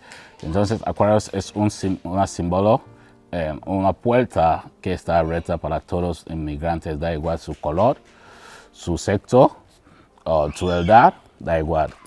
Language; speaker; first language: Spanish; non-native, learner; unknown